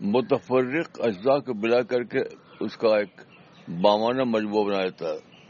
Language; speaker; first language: Urdu; native; Urdu